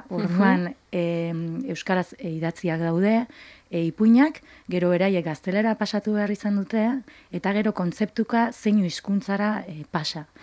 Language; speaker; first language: Basque; native; Basque